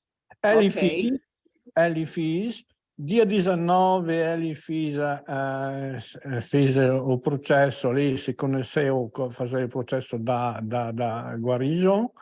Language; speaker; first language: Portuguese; non-native, learner; Italian